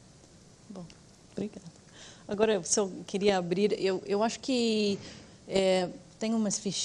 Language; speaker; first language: Portuguese; non-native, fluent; English